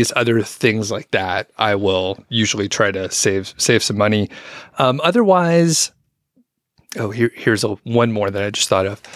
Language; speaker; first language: English; early bilingual, other home language; Filipino